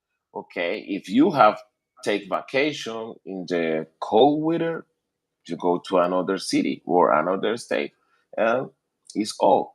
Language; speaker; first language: English; non-native, learner; Spanish